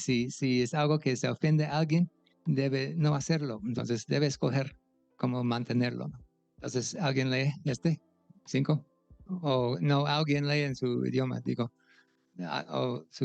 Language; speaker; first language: Spanish; non-native, fluent; English